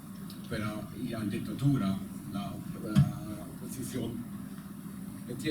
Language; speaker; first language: Spanish; non-native, learner; Dutch